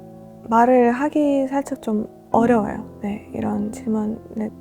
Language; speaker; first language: Korean; non-native, fluent; Russian